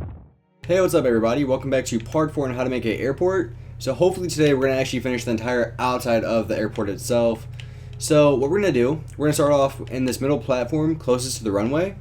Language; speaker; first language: English; native; English